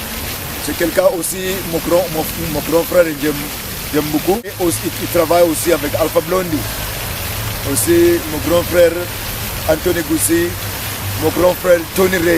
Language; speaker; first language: French; non-native, learner; English